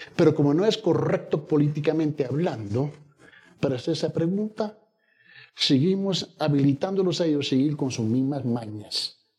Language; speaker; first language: Spanish; early bilingual, heritage; Spanish